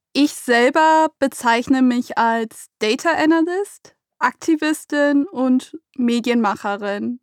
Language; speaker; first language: German; early bilingual, other home language; Persian